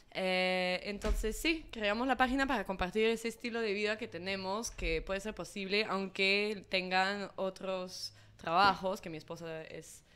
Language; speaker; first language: Spanish; non-native, fluent; English